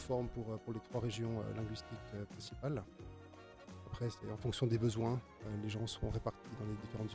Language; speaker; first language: French; native; French